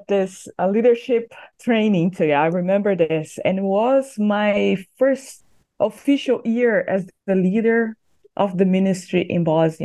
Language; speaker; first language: English; non-native, fluent; Portuguese